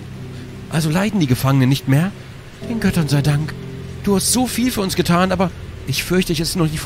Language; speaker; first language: German; native; German